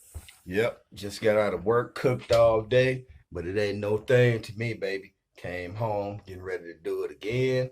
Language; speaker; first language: English; native; English